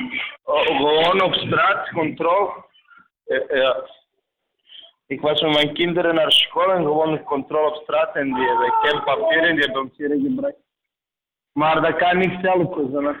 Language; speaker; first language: Dutch; non-native, fluent; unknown